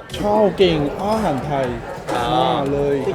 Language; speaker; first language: Thai; non-native, learner; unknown